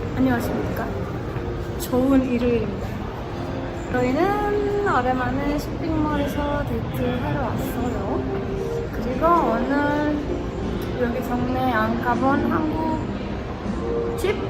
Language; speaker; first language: Korean; non-native, fluent; Romanian